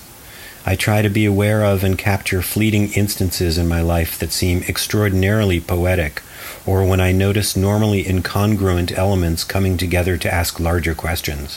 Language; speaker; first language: English; native; English